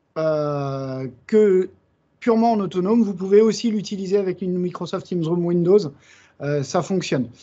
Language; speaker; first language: French; native; French